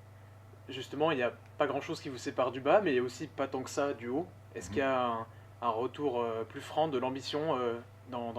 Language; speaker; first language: French; native; French